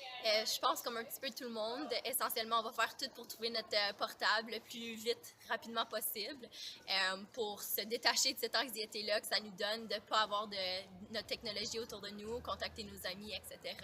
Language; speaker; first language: French; native; French